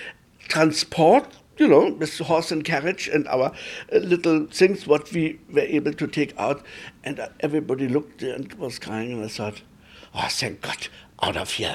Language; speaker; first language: English; early bilingual, other home language; Polish